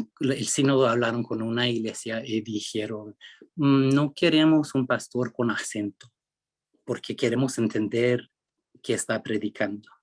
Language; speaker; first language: Spanish; early bilingual, heritage; Spanish